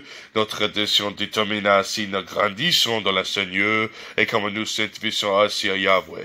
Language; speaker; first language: French; non-native, learner; English